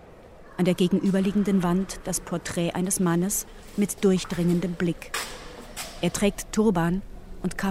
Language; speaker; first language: German; native; German